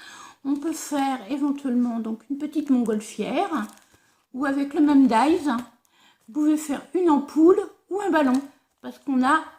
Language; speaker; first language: French; native; French